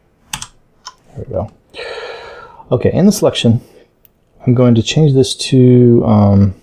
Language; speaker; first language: English; native; English